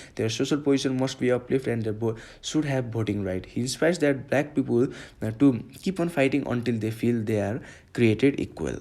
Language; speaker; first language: English; non-native, local second language; Nepali